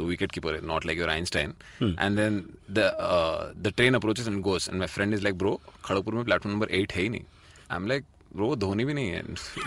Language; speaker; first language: English; non-native, local second language; Odia